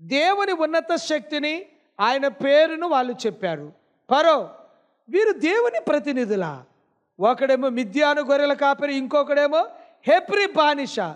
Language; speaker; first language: Telugu; non-native, local second language; Lambadi